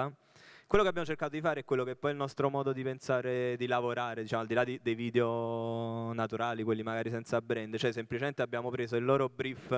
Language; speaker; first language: Italian; native; Italian